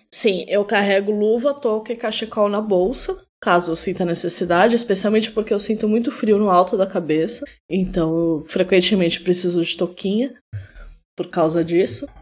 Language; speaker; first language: Portuguese; native; Portuguese